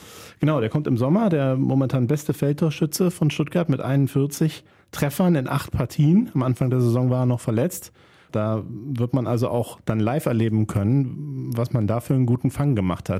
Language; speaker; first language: German; native; German